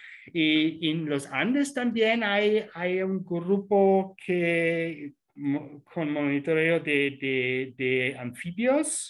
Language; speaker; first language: Spanish; non-native, fluent; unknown